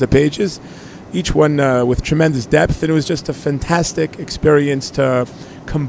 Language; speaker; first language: English; native; English